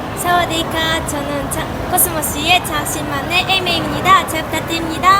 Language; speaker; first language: Korean; non-native, learner; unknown